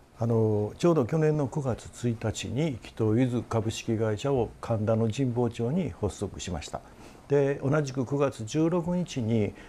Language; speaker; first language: Japanese; native; Japanese